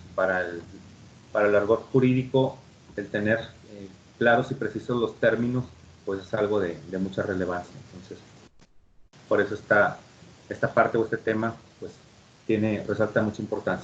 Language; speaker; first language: Spanish; native; Spanish